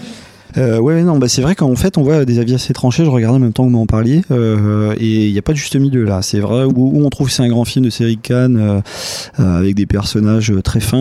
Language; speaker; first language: French; native; French